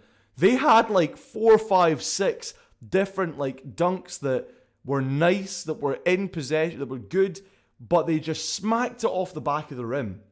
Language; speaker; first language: English; native; English